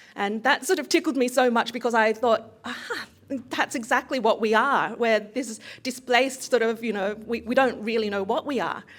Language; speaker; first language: English; early bilingual, other home language; Thai